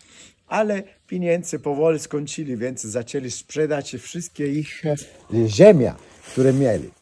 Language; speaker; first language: Polish; non-native, fluent; Italian